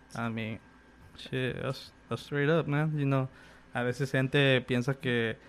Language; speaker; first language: Spanish; early bilingual, other home language; English